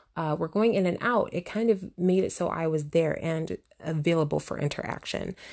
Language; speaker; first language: English; native; English